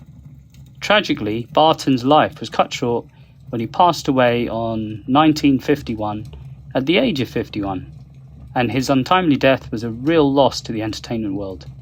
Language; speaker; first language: English; native; English